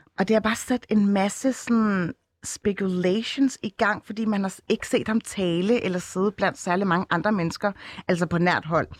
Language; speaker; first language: Danish; early bilingual, other home language; Arabic